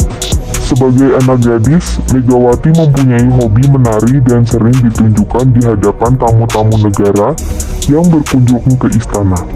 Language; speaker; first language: Indonesian; native; Indonesian